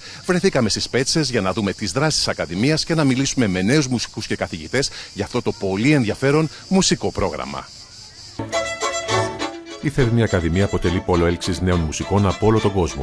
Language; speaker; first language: Greek; native; Greek